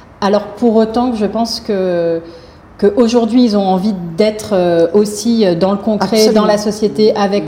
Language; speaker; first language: French; native; French